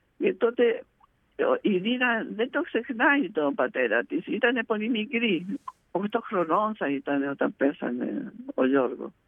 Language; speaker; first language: Greek; early bilingual, heritage; Greek